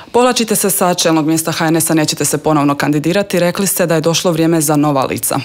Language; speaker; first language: Croatian; native; Croatian